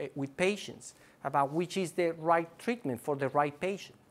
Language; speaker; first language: English; non-native, fluent; Spanish